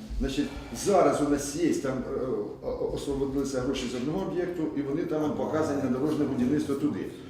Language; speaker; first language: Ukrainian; native; Ukrainian